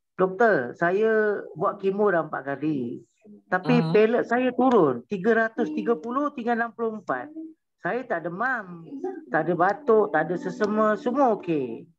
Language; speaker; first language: Malay; native; Malay